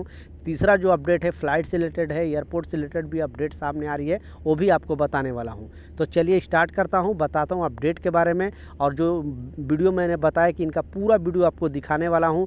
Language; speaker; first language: Hindi; native; Hindi